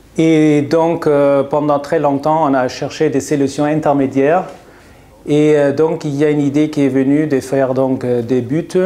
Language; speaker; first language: French; non-native, fluent; German